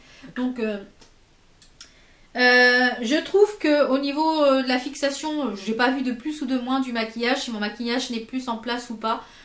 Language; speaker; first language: French; native; French